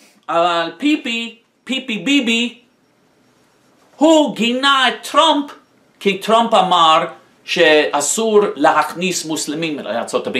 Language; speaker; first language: Hebrew; non-native, fluent; English